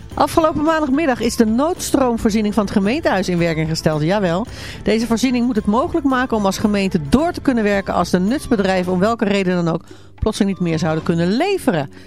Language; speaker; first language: Dutch; native; Dutch